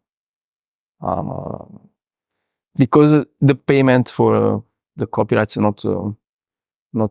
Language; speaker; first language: English; non-native, learner; Italian